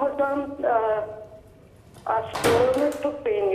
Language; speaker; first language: Turkish; early bilingual, heritage; Turkish